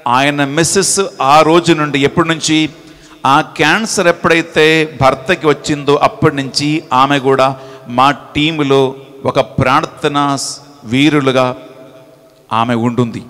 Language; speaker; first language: Telugu; non-native, local second language; Malayalam